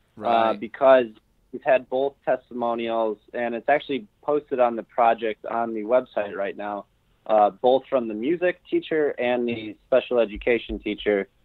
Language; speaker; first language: English; native; English